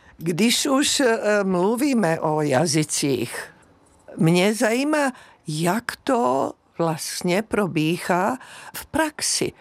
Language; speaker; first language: Czech; non-native, fluent; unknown